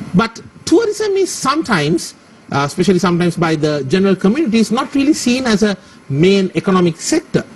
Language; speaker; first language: English; non-native, local second language; Sinhala